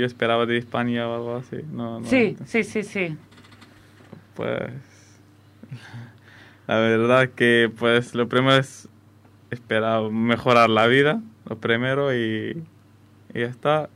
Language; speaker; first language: Spanish; non-native, fluent; Arabic